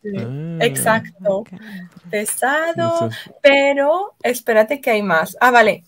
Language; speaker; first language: Spanish; native; Spanish